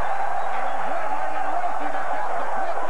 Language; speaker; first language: French; native; French